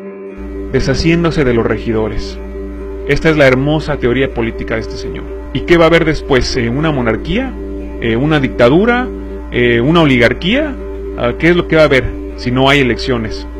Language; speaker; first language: Spanish; native; Spanish